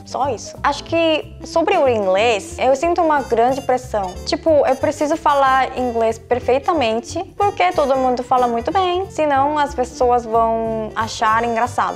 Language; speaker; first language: Portuguese; non-native, fluent; Korean